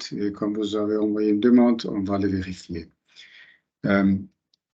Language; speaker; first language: French; non-native, local second language; German